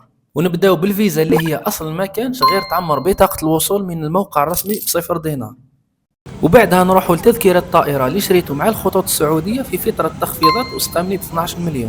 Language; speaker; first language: Arabic; native; Arabic